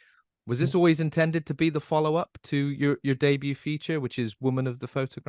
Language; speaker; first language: English; native; English